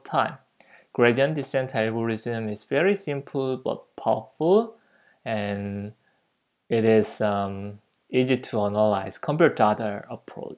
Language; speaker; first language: English; non-native, fluent; Korean